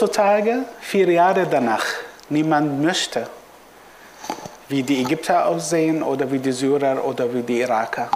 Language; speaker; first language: German; non-native, fluent; Arabic